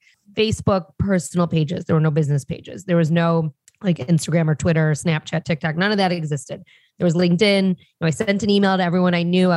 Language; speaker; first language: English; native; English